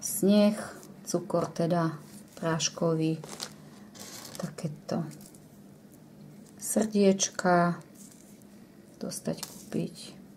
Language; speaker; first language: Slovak; native; Slovak